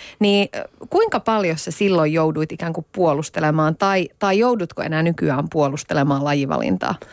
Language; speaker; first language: Finnish; native; Finnish